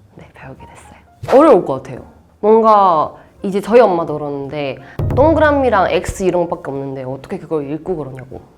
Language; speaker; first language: Korean; non-native, fluent; Chinese